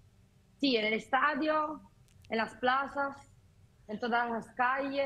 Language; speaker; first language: Spanish; non-native, fluent; Italian